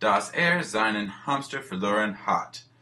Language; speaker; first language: German; non-native, learner; English